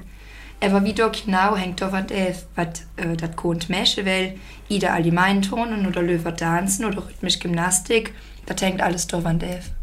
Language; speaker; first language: German; native; German